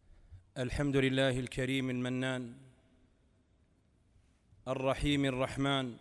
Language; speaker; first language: Arabic; native; Arabic